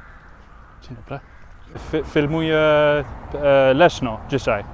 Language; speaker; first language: Polish; non-native, learner; Norwegian